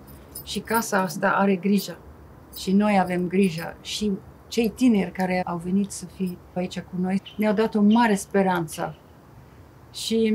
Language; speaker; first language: Romanian; non-native, fluent; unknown